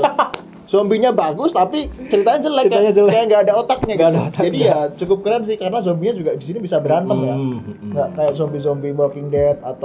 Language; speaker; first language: Indonesian; native; Indonesian